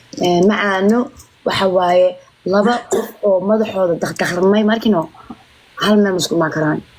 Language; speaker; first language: Somali; early bilingual, heritage; Somali